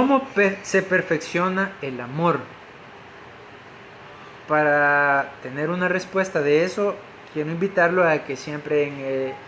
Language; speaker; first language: Spanish; native; Spanish